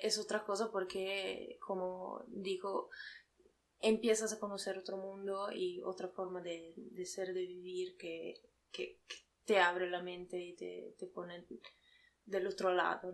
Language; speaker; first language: Spanish; non-native, fluent; Italian